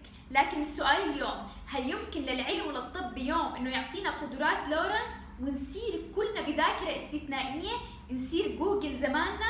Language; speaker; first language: Arabic; native; Arabic